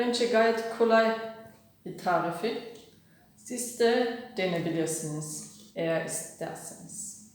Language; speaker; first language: Turkish; non-native, learner; German